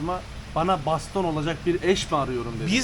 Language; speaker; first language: Turkish; native; Turkish